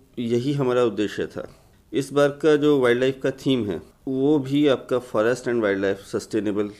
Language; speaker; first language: Hindi; native; Hindi